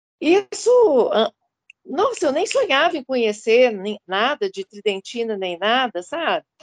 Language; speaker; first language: Portuguese; native; Portuguese